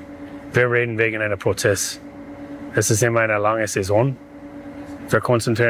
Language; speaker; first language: German; non-native, learner; English